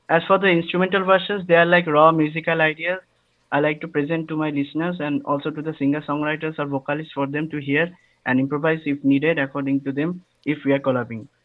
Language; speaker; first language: English; non-native, local second language; Bangla